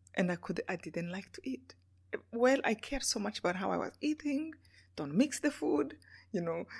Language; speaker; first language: English; non-native, local second language; Kinyarwanda